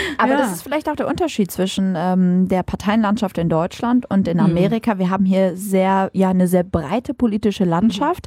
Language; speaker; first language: German; native; German